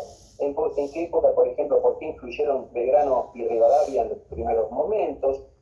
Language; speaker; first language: Spanish; native; Spanish